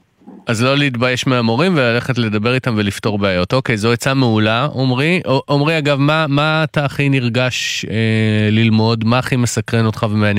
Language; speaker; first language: Hebrew; native; Hebrew